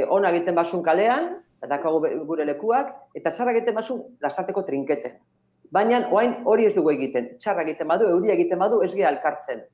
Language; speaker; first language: Basque; non-native, local second language; Spanish